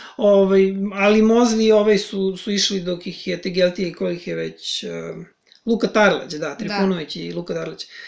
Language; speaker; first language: Serbian; native; Serbian